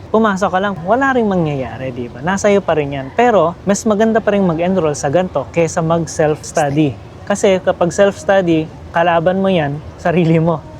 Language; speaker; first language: Filipino; native; Filipino